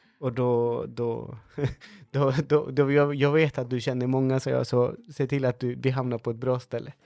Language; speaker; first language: Swedish; non-native, fluent; Spanish